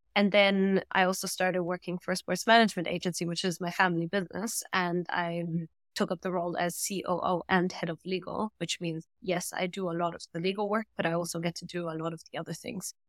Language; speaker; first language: English; non-native, fluent; German